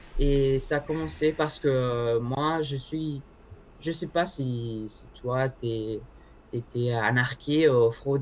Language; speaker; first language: French; non-native, learner; Spanish